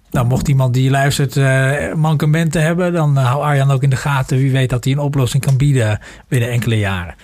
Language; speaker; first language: Dutch; native; Dutch